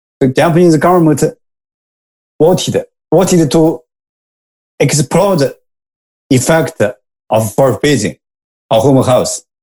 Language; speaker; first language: English; non-native, learner; Japanese